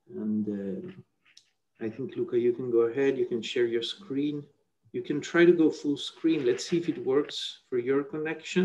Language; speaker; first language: English; non-native, fluent; Italian